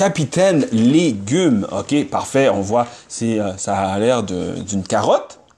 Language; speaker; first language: French; native; French